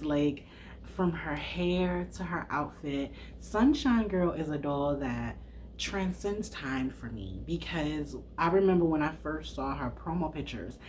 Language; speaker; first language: English; native; English